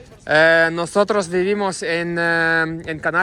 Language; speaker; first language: Spanish; non-native, learner; Lithuanian